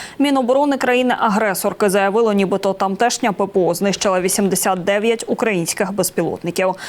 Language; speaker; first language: Ukrainian; native; Ukrainian